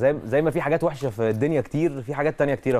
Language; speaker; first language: Arabic; native; Arabic